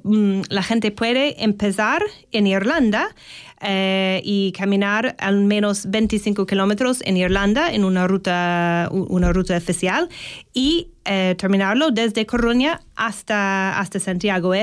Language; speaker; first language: Spanish; non-native, learner; English